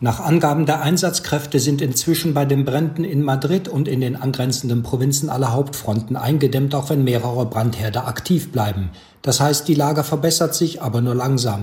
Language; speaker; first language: German; native; German